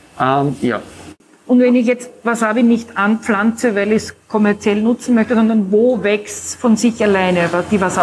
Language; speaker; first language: German; native; German